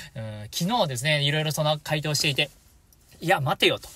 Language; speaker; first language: Japanese; native; Japanese